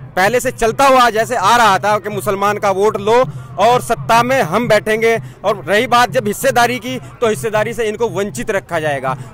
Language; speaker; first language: Hindi; native; Hindi